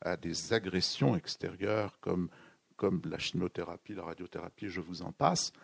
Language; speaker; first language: French; native; French